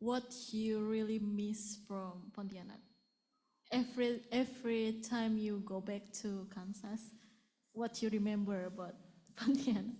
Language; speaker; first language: English; non-native, learner; Indonesian